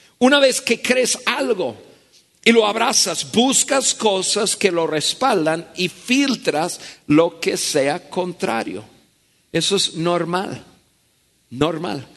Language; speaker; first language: Spanish; non-native, fluent; English